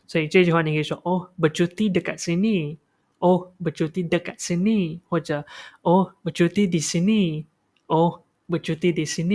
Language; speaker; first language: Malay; non-native, local second language; Chinese